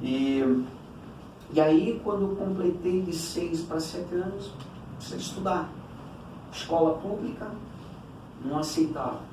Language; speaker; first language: Portuguese; early bilingual, other home language; Cantonese